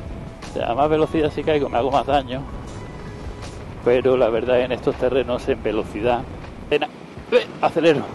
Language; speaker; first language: Spanish; native; Spanish